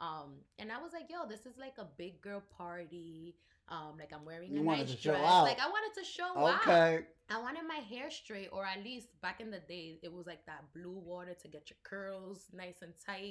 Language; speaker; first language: English; native; English